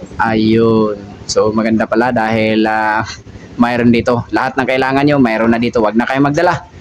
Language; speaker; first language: Filipino; native; Filipino